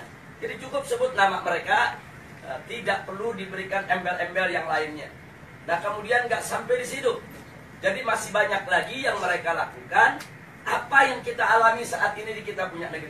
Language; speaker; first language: Indonesian; native; Indonesian